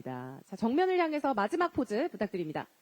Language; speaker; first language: Korean; native; Korean